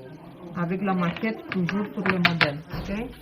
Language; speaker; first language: French; non-native, fluent; Romanian